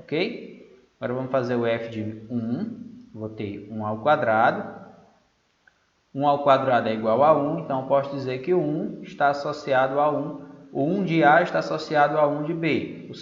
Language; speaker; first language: Portuguese; native; Portuguese